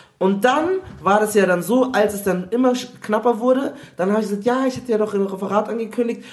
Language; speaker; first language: German; early bilingual, other home language; Igbo